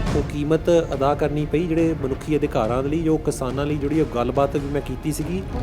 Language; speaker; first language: Punjabi; early bilingual, heritage; Punjabi